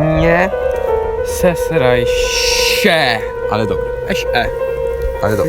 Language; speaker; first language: Polish; native; Polish